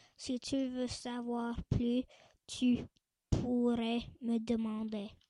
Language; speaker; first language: French; non-native, local second language; English